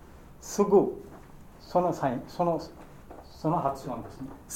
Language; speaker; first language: Japanese; non-native, learner; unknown